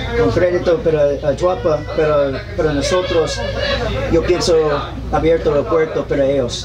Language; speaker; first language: Spanish; non-native, learner; English